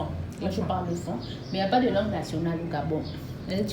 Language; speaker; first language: French; non-native, local second language; Fang